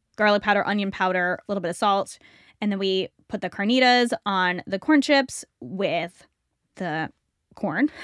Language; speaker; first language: English; native; English